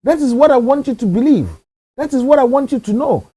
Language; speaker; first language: English; non-native, local second language; Yoruba